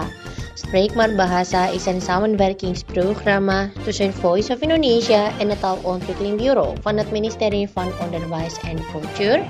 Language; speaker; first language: Dutch; non-native, learner; Indonesian